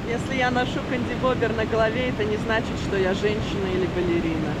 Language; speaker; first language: Russian; native; Russian